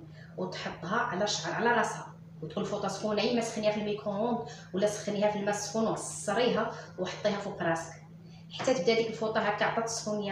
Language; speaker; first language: Arabic; native; Arabic